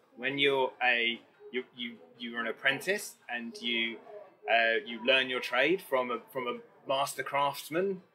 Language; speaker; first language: English; native; English